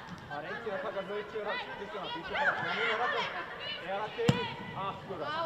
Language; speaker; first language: Icelandic; non-native, learner; Swedish